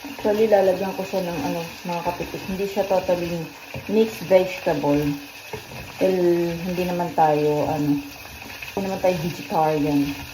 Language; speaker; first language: Filipino; non-native, local second language; Cebuano